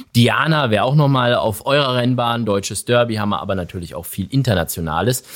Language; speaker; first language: German; native; German